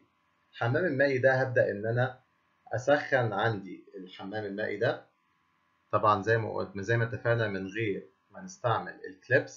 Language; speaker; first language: Arabic; native; Arabic